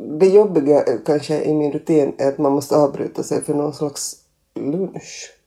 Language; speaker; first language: Swedish; native; Swedish